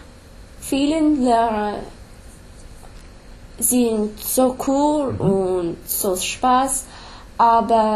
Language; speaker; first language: German; non-native, learner; English